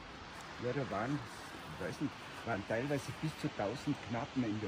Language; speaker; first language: German; native; German